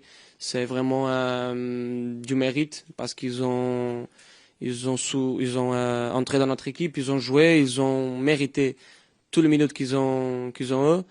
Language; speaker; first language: French; non-native, fluent; Portuguese